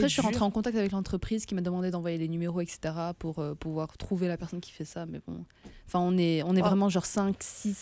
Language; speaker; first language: French; native; French